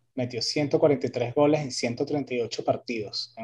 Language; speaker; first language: Spanish; early bilingual, heritage; Spanish